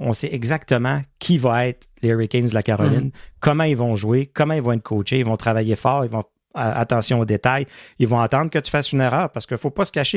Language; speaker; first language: French; native; French